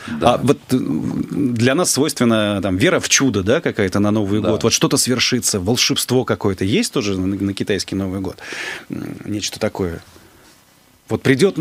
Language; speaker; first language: Russian; native; Russian